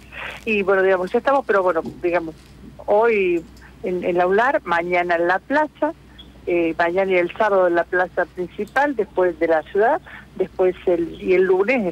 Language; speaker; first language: Spanish; native; Spanish